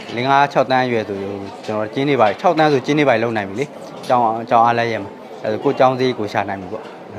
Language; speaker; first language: Burmese; native; Burmese